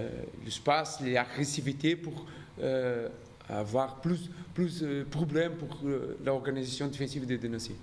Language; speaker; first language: French; non-native, learner; Portuguese